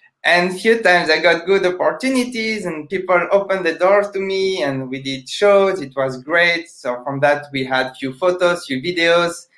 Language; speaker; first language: English; non-native, fluent; French